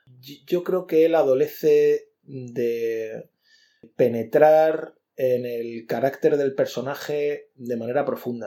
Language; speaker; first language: Spanish; native; Spanish